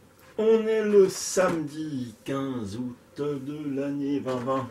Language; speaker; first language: French; native; French